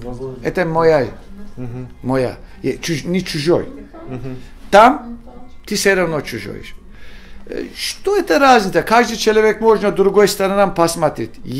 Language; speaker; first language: Russian; non-native, learner; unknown